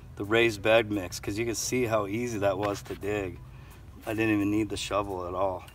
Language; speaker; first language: English; native; English